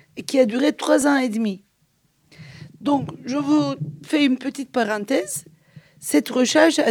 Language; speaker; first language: French; non-native, fluent; Turkish